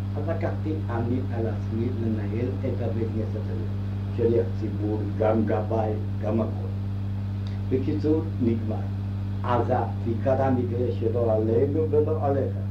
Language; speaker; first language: Hebrew; non-native, fluent; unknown